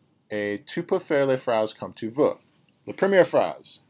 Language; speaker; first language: French; non-native, fluent; English